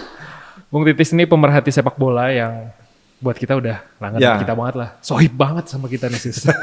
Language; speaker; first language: Indonesian; native; Indonesian